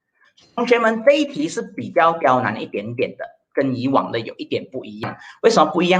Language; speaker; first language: Chinese; native; Chinese